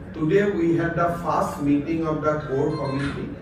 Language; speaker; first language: English; non-native, local second language; Assamese